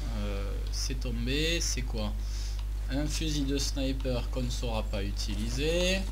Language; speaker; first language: French; native; French